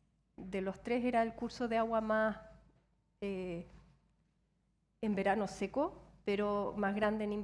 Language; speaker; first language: Spanish; native; Spanish